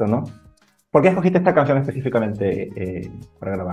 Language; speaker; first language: Spanish; native; Spanish